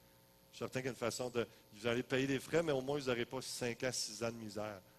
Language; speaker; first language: French; native; French